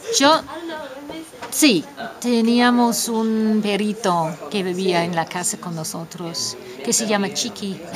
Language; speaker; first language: Spanish; non-native, fluent; English